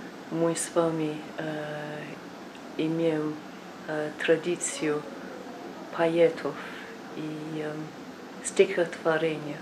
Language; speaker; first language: Russian; non-native, learner; English